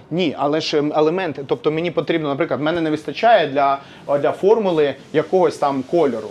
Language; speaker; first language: Ukrainian; native; Ukrainian